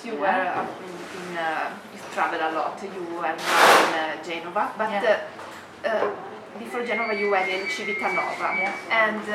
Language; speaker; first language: English; non-native, fluent; Italian